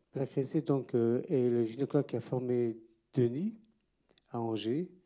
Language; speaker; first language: French; native; French